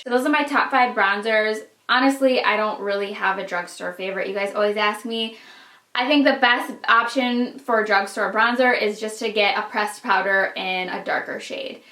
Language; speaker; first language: English; native; English